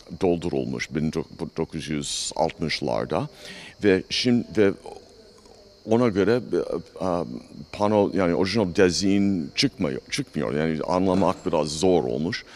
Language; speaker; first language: Turkish; non-native, fluent; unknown